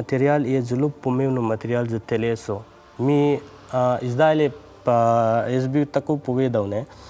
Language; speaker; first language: Slovenian; non-native, learner; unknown